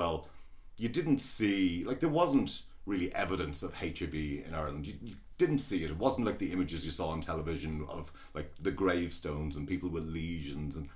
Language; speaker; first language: English; native; English